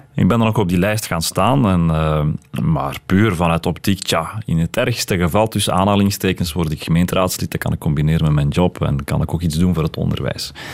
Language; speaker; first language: Dutch; early bilingual, other home language; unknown